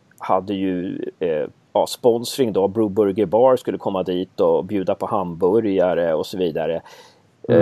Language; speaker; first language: Swedish; native; Swedish